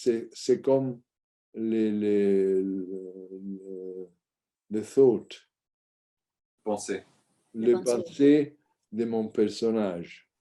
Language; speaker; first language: French; non-native, learner; Italian